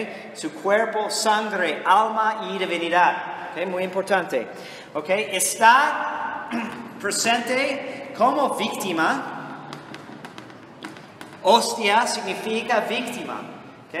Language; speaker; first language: Spanish; non-native, fluent; English